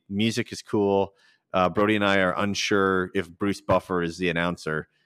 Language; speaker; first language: English; native; English